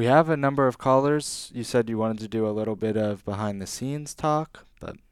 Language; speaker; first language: English; native; English